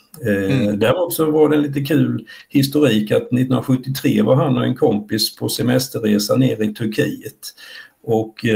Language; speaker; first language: Swedish; native; Swedish